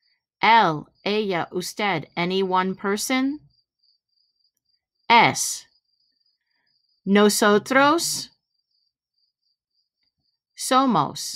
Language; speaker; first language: Spanish; non-native, fluent; English